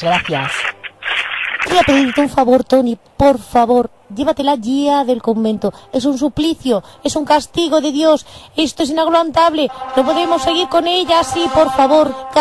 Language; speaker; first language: Spanish; native; Spanish